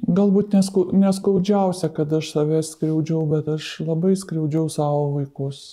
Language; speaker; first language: Lithuanian; native; Lithuanian